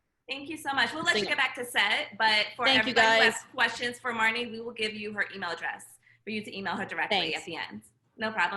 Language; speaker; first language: English; native; English